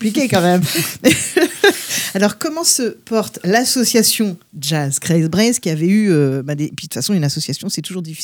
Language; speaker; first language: French; native; French